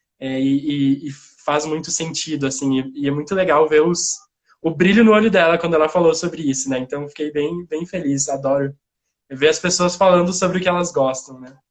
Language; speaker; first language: Portuguese; native; Portuguese